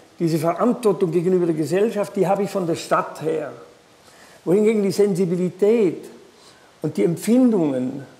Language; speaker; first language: German; native; German